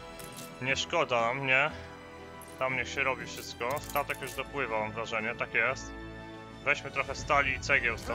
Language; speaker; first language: Polish; native; Polish